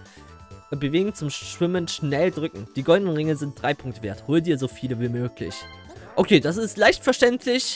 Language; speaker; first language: German; native; German